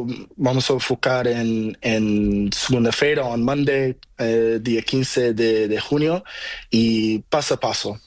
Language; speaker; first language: Spanish; non-native, learner; Portuguese